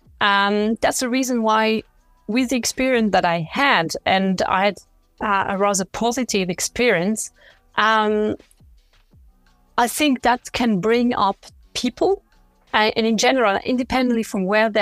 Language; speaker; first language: English; non-native, fluent; French